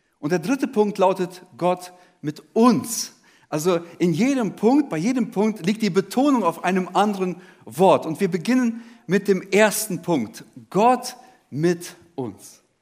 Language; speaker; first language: German; early bilingual, other home language; Russian